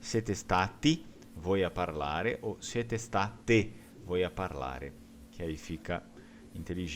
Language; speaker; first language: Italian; non-native, fluent; Portuguese